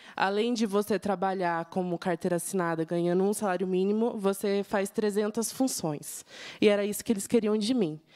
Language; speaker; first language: Portuguese; native; Portuguese